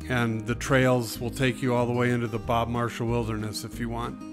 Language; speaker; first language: English; native; English